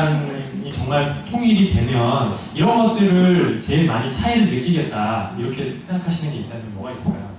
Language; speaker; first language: Korean; native; Korean